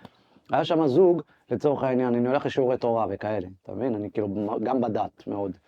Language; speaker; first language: Hebrew; native; Hebrew